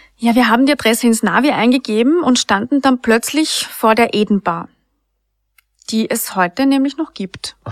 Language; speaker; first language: German; native; German